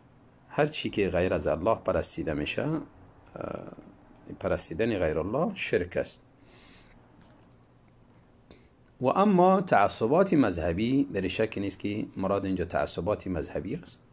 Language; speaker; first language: Persian; native; Persian